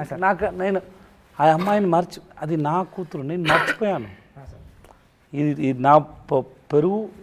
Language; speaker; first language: Telugu; non-native, learner; Tamil